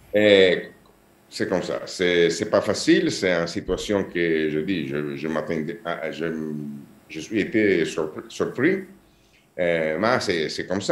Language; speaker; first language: French; non-native, learner; Italian